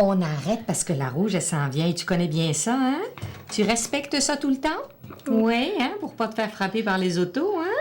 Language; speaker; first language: French; native; French